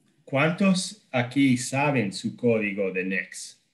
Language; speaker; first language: Spanish; non-native, fluent; English